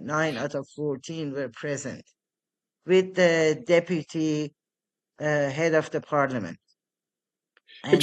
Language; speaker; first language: English; non-native, fluent; Persian